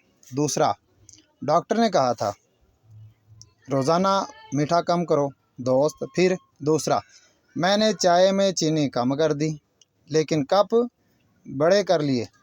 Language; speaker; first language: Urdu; non-native, local second language; Punjabi